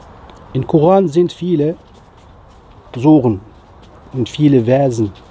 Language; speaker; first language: German; non-native, fluent; Riffian